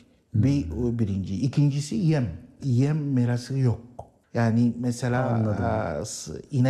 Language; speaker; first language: Turkish; non-native, learner; Arabic